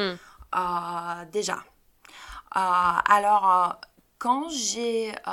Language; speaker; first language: French; non-native, fluent; Bulgarian